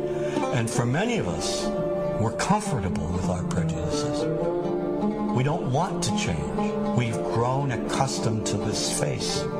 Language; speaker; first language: English; native; English